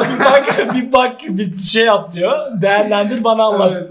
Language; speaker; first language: Turkish; native; Turkish